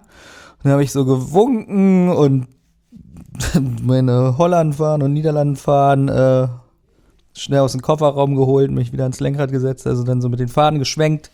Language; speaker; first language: German; native; German